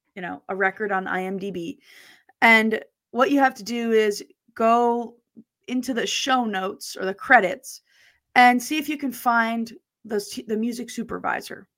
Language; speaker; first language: English; native; English